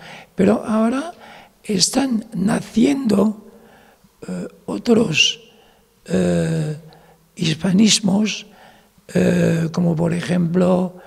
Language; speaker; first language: Spanish; non-native, fluent; Arabic